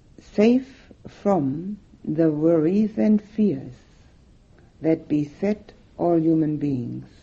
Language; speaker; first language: English; non-native, fluent; German